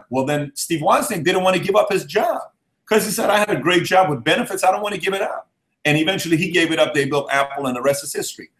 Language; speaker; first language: English; early bilingual, other home language; Persian